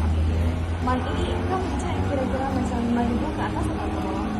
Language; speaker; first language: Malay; non-native, local second language; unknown